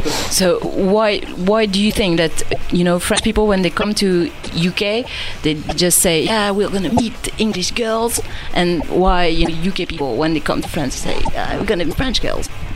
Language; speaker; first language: English; non-native, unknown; French